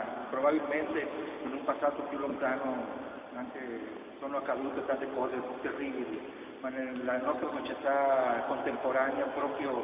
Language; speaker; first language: Italian; non-native, fluent; Spanish